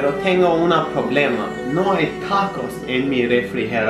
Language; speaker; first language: Spanish; non-native, learner; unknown